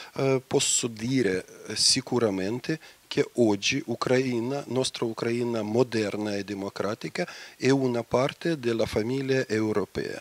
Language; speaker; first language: Italian; non-native, fluent; Ukrainian